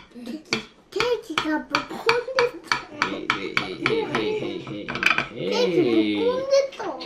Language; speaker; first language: Japanese; native; Japanese